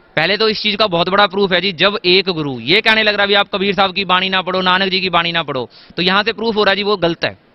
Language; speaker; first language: Hindi; native; Hindi